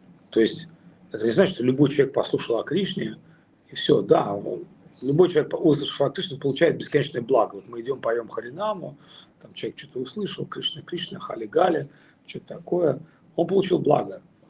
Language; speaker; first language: Russian; native; Russian